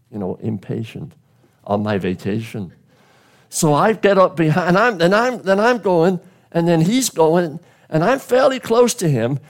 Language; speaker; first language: English; native; English